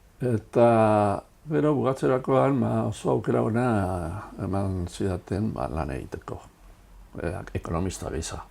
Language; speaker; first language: Basque; non-native, local second language; Spanish